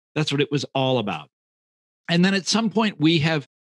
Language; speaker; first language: English; native; English